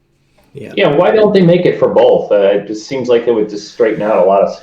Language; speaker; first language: English; native; English